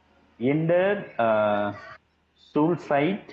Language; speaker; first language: German; non-native, learner; Tamil